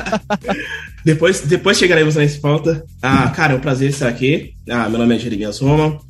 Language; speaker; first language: Portuguese; native; Portuguese